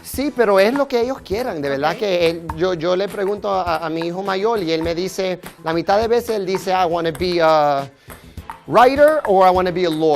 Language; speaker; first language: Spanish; early bilingual, heritage; Spanish